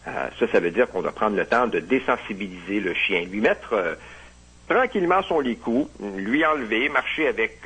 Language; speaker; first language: French; native; French